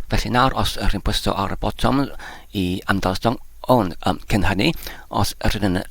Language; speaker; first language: Welsh; non-native, learner; English